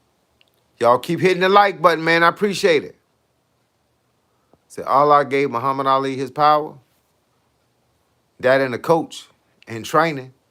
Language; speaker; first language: English; native; English